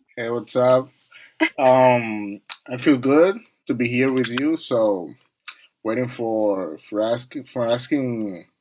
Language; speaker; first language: English; non-native, learner; Spanish